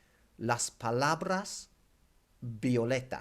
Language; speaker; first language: Spanish; non-native, fluent; English